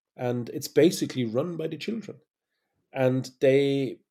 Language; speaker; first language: English; native; English